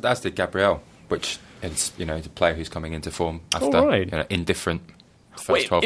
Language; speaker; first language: English; native; English